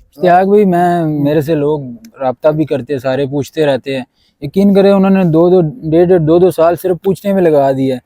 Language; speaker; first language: Urdu; non-native, local second language; Pashto